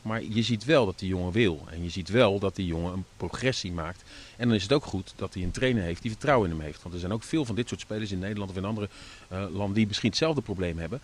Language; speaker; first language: Dutch; native; Dutch